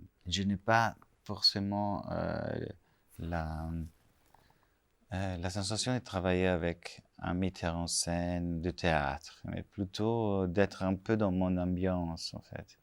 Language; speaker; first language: French; non-native, fluent; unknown